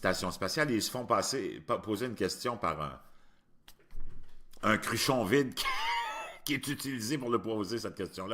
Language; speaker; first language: French; native; French